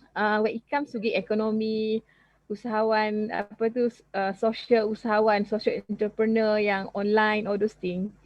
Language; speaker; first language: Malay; native; Malay